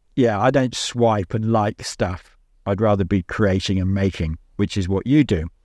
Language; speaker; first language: English; native; English